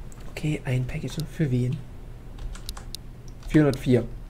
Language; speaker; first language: German; native; German